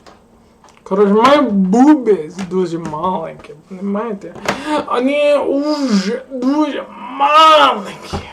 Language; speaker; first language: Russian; non-native, learner; English